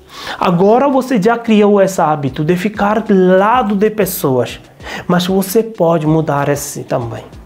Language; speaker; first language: Portuguese; non-native, learner; Hindi